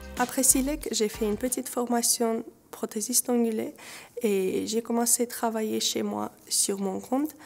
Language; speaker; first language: French; non-native, learner; Armenian